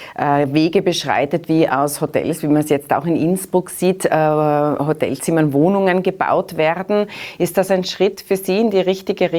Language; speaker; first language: German; native; German